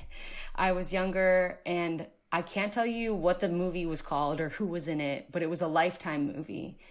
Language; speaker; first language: English; early bilingual, other home language; Spanish